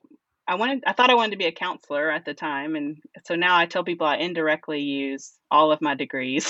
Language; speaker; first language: English; native; English